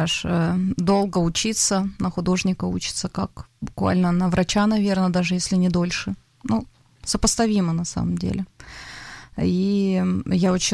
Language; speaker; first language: Russian; native; Russian